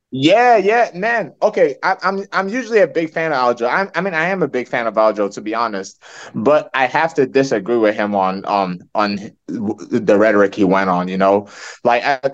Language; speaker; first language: English; early bilingual, other home language; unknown